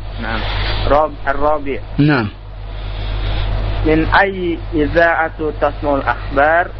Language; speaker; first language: Arabic; non-native, learner; Indonesian